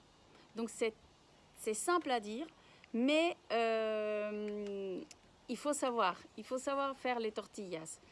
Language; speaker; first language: French; non-native, fluent; Spanish